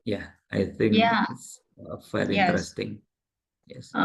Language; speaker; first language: English; non-native, local second language; Indonesian